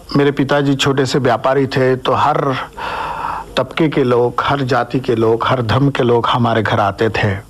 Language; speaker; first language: Hindi; non-native, local second language; Marathi